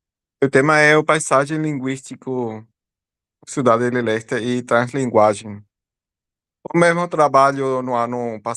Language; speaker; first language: Portuguese; non-native, fluent; Spanish